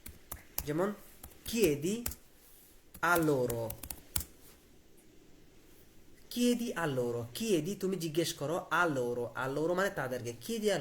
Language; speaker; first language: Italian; non-native, fluent; Bangla